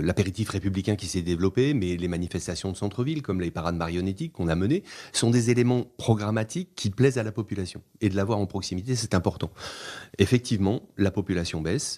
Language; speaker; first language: French; native; French